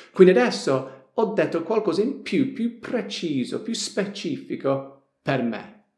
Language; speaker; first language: Italian; non-native, fluent; English